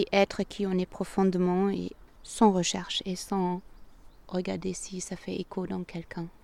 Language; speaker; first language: French; non-native, fluent; German